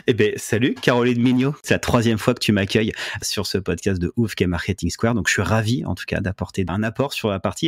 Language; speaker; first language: French; native; French